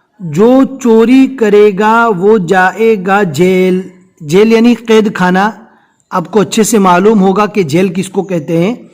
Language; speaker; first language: Urdu; non-native, local second language; Gujarati